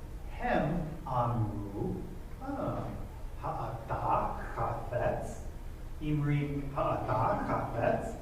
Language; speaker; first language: Hebrew; non-native, fluent; English